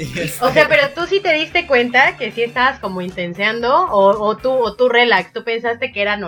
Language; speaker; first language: Spanish; native; Spanish